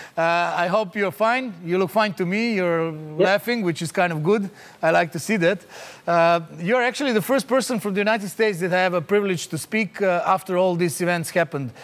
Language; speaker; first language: English; non-native, fluent; Serbian